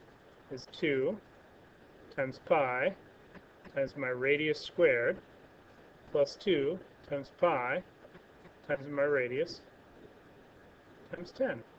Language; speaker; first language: English; native; English